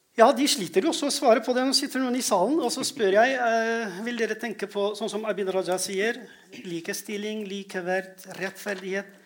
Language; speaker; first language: Norwegian; non-native, fluent; Kurdish